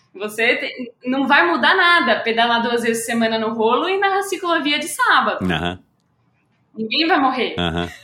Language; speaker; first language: Portuguese; native; Portuguese